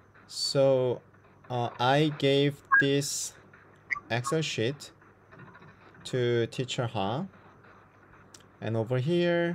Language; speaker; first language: English; non-native, fluent; Korean